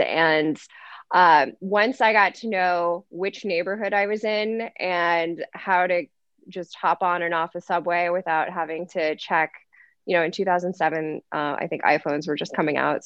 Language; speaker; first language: English; native; English